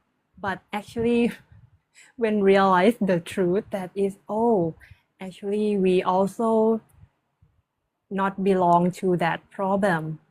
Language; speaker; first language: English; non-native, learner; Thai